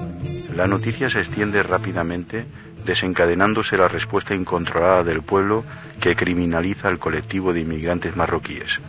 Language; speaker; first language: Spanish; native; Spanish